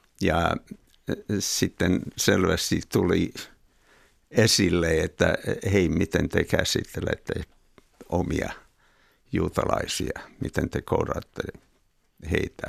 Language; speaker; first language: Finnish; non-native, fluent; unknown